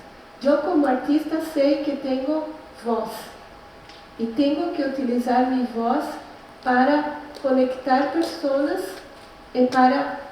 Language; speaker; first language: Spanish; non-native, learner; Portuguese